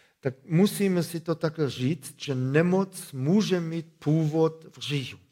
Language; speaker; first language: Czech; non-native, fluent; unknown